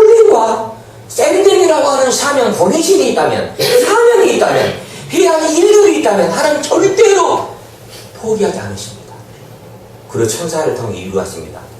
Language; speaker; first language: Korean; native; Korean